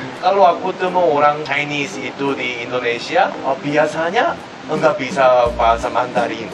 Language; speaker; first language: Indonesian; non-native, fluent; Korean